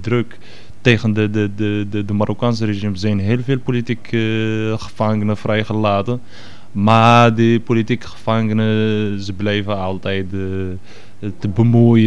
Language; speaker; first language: Dutch; non-native, fluent; Arabic